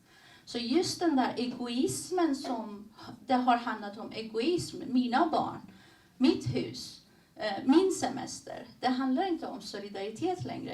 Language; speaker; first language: Swedish; early bilingual, other home language; Persian